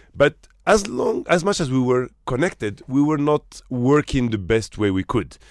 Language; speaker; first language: English; non-native, fluent; Arabic